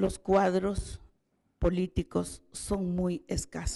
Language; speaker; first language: Spanish; non-native, local second language; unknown